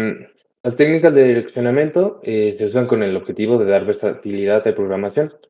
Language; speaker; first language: Spanish; native; Spanish